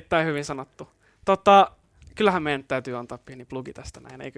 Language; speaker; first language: Finnish; native; Finnish